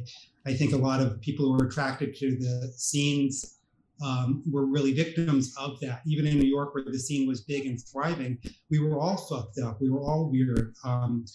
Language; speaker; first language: English; native; English